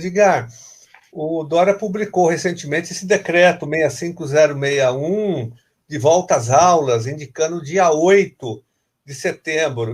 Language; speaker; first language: Portuguese; native; Portuguese